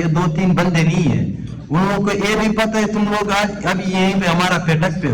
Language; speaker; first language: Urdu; non-native, local second language; Pashto